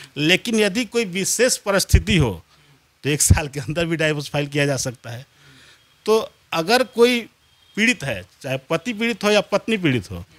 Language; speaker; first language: Hindi; native; Hindi